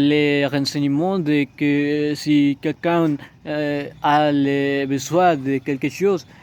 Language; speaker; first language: French; non-native, learner; Spanish